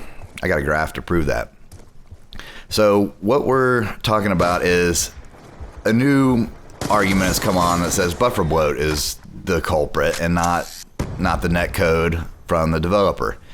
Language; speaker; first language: English; native; English